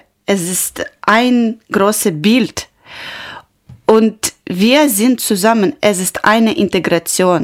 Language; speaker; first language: German; non-native, learner; Ukrainian